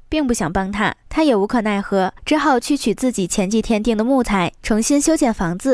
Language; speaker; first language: Chinese; native; Chinese